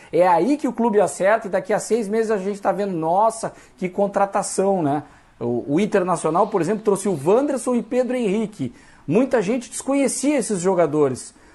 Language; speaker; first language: Portuguese; native; Portuguese